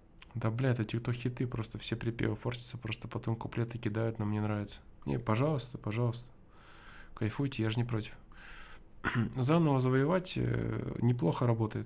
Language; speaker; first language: Russian; native; Russian